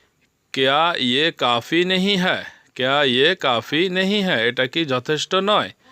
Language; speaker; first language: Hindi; non-native, learner; Bangla